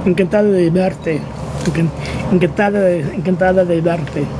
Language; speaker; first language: Spanish; non-native, learner; English